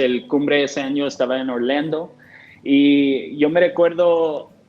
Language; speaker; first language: Spanish; non-native, fluent; English